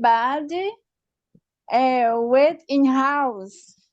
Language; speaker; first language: English; non-native, learner; Haitian Creole